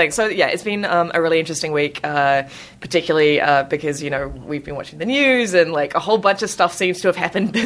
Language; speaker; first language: English; native; English